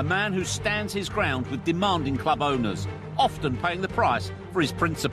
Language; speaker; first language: English; native; English